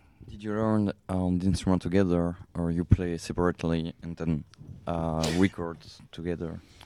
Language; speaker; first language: English; non-native, fluent; French